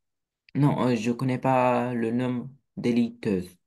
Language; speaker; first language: French; non-native, learner; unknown